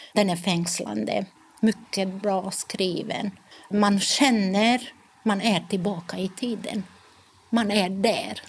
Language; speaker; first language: Swedish; non-native, fluent; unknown